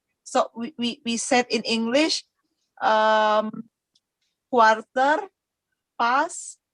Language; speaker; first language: English; non-native, learner; Indonesian